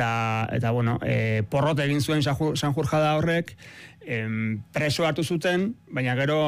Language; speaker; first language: Basque; native; Basque